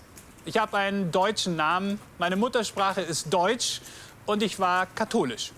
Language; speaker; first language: German; native; German